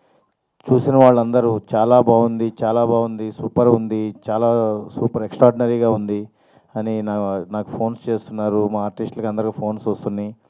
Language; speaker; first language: Telugu; native; Telugu